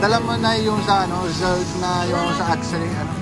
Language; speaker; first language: Filipino; non-native, local second language; Bikol